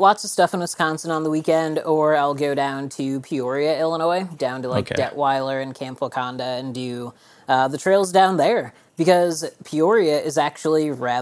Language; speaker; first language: English; native; English